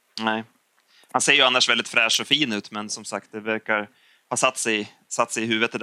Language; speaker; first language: Swedish; native; Swedish